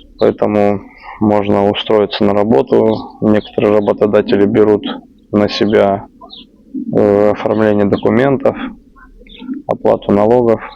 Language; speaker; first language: Russian; native; Russian